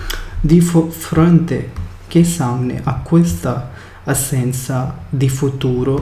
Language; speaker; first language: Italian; non-native, fluent; Urdu